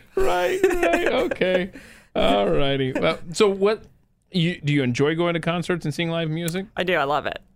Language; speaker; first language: English; native; English